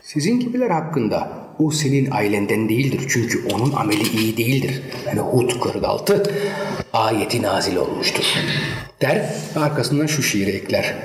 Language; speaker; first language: Turkish; early bilingual, heritage; Turkish